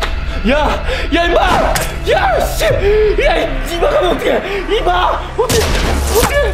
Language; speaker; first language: Korean; native; Korean